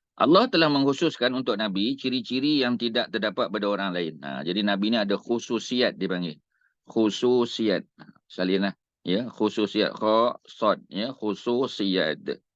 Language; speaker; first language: Malay; native; Malay